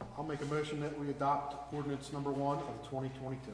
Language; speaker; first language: English; native; English